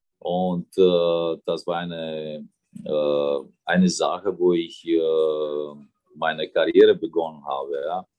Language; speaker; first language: German; non-native, fluent; Romanian